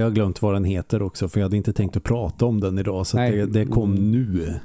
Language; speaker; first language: Swedish; native; Swedish